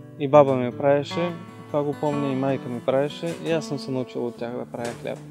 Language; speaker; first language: Bulgarian; native; Bulgarian